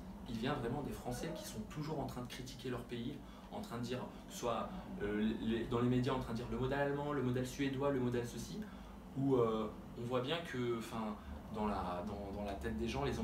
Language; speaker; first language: French; early bilingual, other home language; Arabic